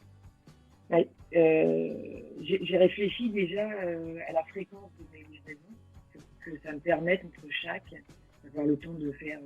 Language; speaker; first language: French; native; French